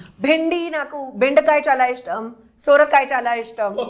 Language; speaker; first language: Telugu; non-native, learner; Hindi